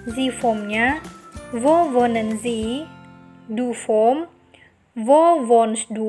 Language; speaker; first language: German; non-native, learner; Indonesian